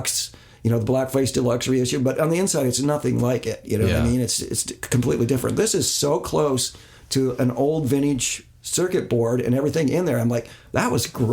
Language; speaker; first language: English; native; English